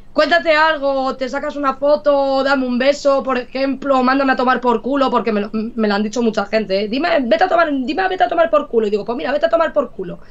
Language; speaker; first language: Spanish; native; Spanish